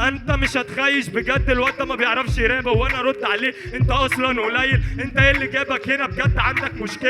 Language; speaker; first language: Arabic; native; Arabic